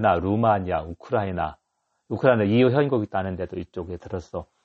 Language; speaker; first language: Korean; native; Korean